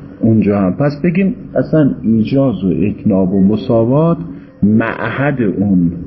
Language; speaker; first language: Persian; native; Persian